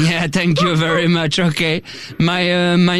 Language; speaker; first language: English; non-native, learner; French